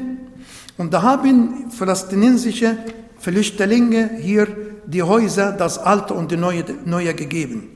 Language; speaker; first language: German; non-native, fluent; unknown